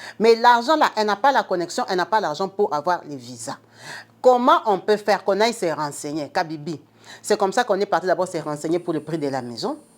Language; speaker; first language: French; non-native, local second language; Lingala